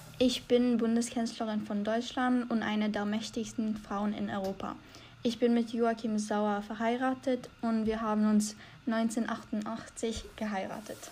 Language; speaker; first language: German; non-native, learner; English